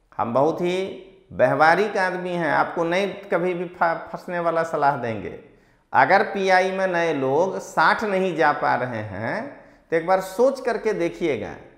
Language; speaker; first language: Hindi; non-native, local second language; Gujarati